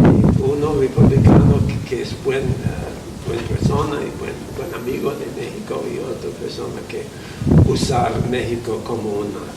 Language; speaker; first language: Spanish; non-native, fluent; English